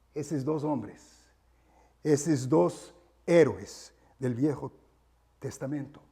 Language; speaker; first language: Spanish; non-native, fluent; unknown